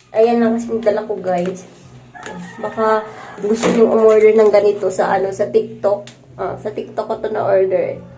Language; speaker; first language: Filipino; non-native, local second language; Bikol